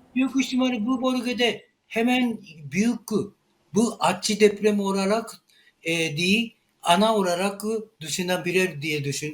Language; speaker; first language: Turkish; non-native, learner; Japanese